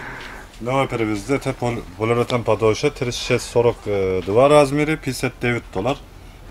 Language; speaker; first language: Russian; non-native, learner; Turkish